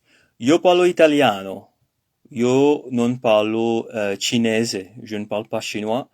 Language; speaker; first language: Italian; non-native, learner; French